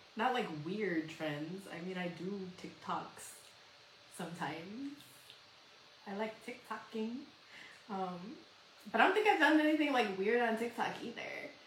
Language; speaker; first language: English; early bilingual, other home language; Spanish